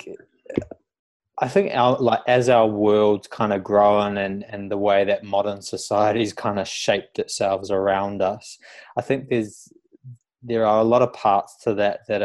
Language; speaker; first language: English; native; English